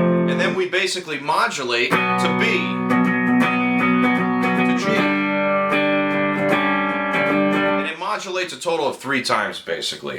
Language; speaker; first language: English; native; English